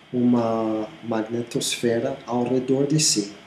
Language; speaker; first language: Portuguese; non-native, fluent; English